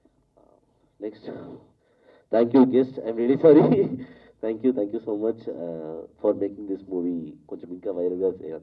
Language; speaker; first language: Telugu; non-native, learner; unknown